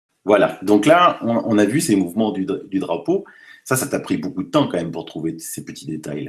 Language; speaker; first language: French; native; French